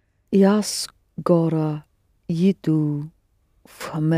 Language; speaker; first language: Russian; non-native, learner; English